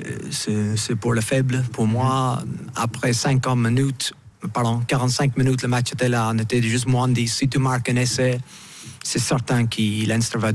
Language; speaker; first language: French; non-native, fluent; English